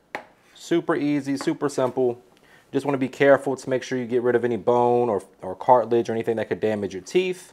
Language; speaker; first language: English; native; English